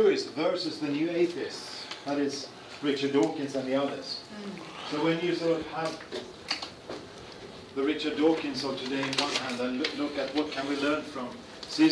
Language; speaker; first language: English; non-native, fluent; Norwegian